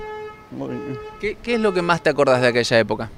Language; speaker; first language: Spanish; native; Spanish